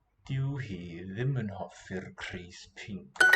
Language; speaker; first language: Welsh; non-native, learner; English